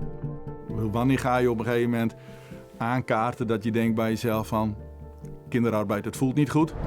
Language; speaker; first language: Dutch; native; Dutch